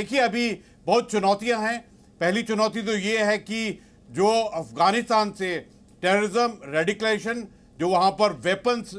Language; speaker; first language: Hindi; native; Hindi